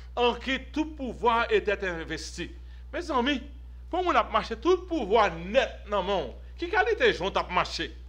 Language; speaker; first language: French; native; French